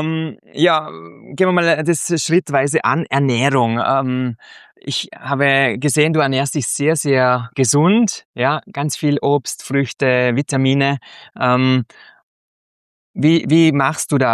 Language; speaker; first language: German; native; German